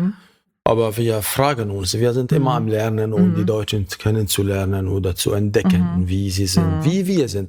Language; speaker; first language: German; non-native, fluent; Arabic